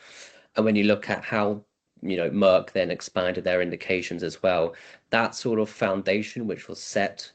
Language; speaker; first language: English; native; English